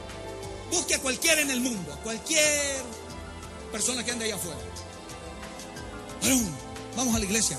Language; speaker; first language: Spanish; native; Spanish